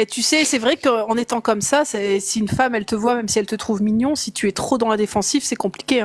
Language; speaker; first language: French; native; French